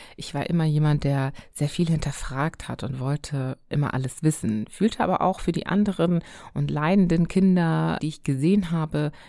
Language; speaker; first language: German; early bilingual, other home language; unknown